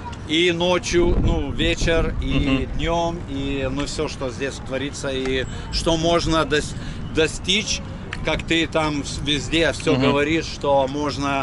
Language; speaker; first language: Russian; non-native, local second language; Lithuanian